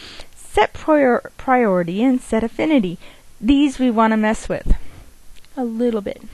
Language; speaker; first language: English; native; English